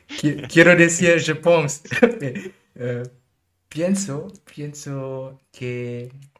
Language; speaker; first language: Spanish; non-native, learner; German